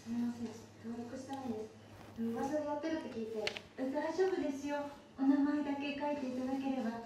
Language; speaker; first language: Japanese; native; Japanese